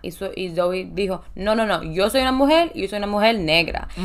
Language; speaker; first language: Spanish; early bilingual, heritage; Spanish